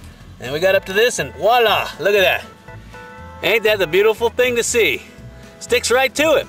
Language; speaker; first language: English; native; English